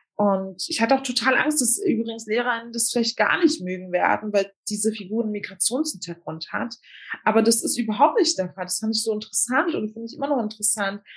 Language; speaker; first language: German; early bilingual, other home language; Turkish